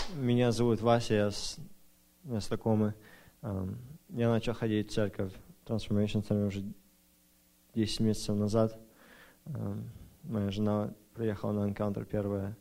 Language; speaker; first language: Russian; early bilingual, other home language; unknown